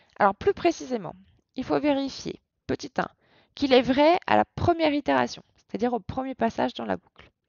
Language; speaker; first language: French; native; French